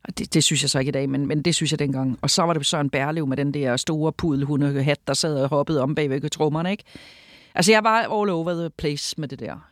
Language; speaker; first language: Danish; native; Danish